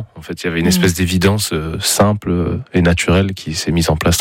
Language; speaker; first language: French; native; French